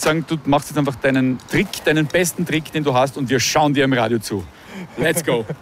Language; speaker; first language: German; native; German